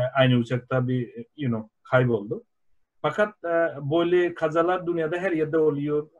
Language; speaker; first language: Turkish; non-native, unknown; Bangla